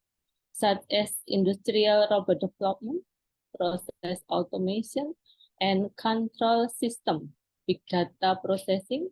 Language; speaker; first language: English; non-native, fluent; Indonesian